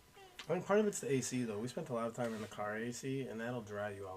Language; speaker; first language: English; native; English